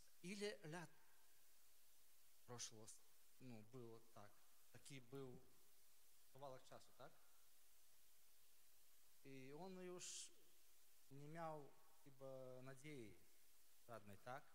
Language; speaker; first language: Polish; non-native, learner; Ukrainian